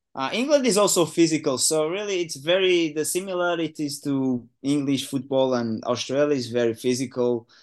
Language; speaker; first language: English; non-native, fluent; Portuguese